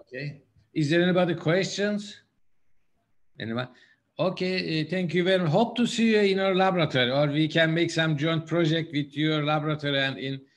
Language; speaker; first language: English; non-native, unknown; Turkish